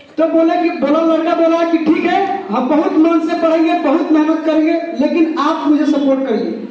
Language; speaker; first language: Hindi; native; Hindi